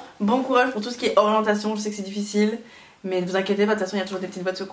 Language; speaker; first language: French; native; French